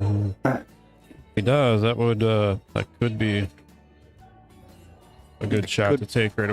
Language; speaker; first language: English; native; English